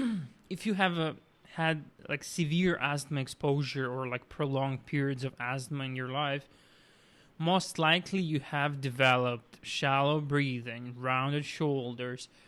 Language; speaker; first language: English; non-native, fluent; Russian